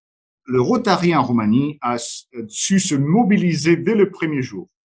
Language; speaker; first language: French; non-native, fluent; Romanian